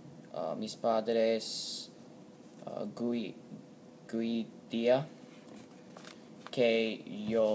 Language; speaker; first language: Spanish; non-native, learner; English